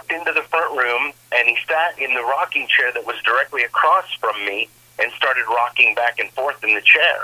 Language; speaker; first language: English; native; English